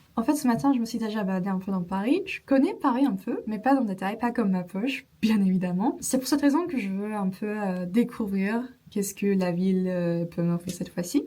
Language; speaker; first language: French; non-native, fluent; Turkish